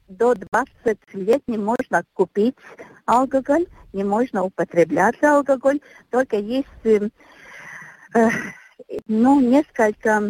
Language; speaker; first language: Russian; non-native, local second language; Latvian